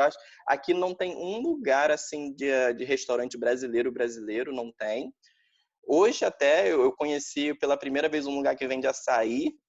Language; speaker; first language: Portuguese; native; Portuguese